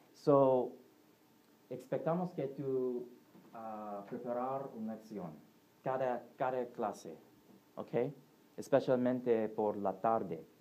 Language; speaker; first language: Spanish; non-native, learner; English